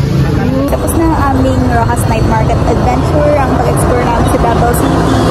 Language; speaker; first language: Filipino; native; Filipino